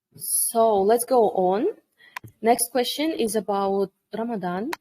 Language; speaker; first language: English; non-native, fluent; Kyrgyz